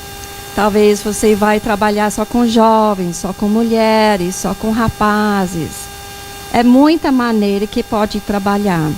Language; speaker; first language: Portuguese; non-native, fluent; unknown